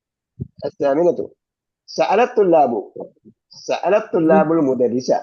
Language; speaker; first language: Arabic; non-native, fluent; Malayalam